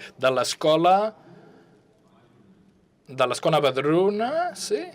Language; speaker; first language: Catalan; non-native, fluent; English